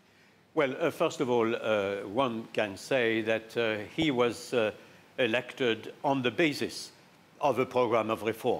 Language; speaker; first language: English; non-native, fluent; French